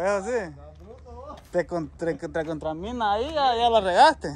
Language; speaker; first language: Spanish; native; Spanish